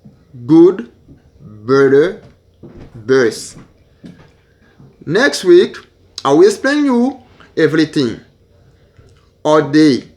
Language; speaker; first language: English; non-native, learner; Haitian Creole